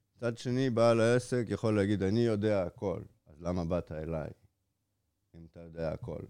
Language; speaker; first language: Hebrew; early bilingual, other home language; Russian